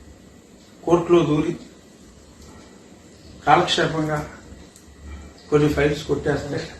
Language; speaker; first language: Telugu; native; Telugu